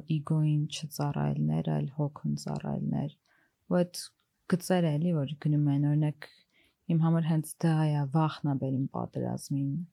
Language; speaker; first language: Armenian; early bilingual, heritage; Armenian